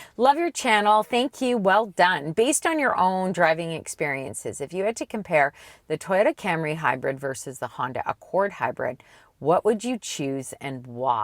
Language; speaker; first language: English; native; English